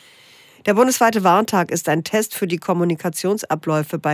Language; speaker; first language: German; native; German